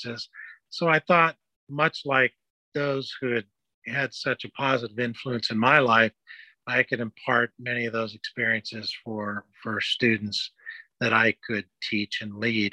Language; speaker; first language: English; native; English